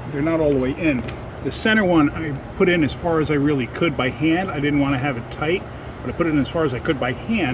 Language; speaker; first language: English; native; English